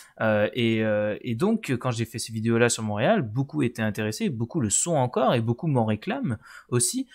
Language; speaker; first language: French; native; French